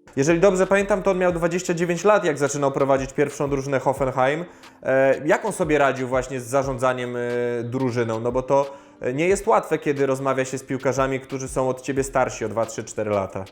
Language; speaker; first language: Polish; native; Polish